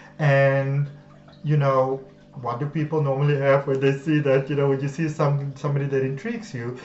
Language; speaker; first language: English; native; English